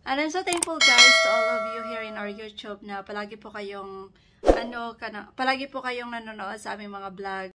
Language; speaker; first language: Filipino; native; Filipino